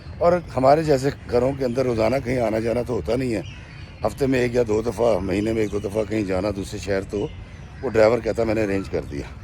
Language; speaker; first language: Urdu; non-native, local second language; Punjabi